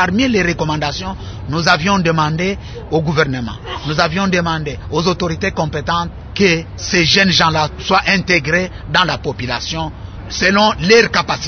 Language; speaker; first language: French; non-native, local second language; Luba-Lulua